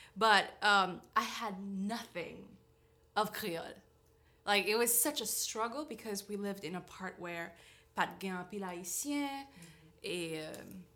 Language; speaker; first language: English; non-native, fluent; Haitian Creole